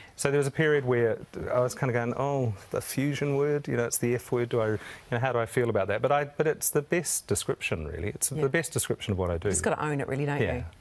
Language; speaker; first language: English; native; English